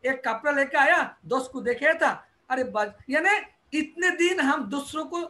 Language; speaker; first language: Hindi; non-native, local second language; Bangla